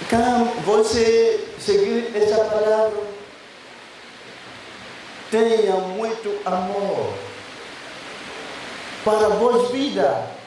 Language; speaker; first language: Portuguese; non-native, learner; Lingala